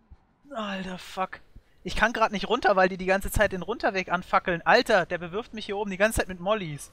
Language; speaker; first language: German; native; German